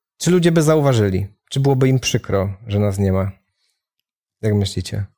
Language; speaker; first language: Polish; native; Polish